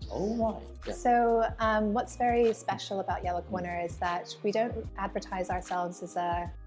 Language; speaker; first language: English; native; English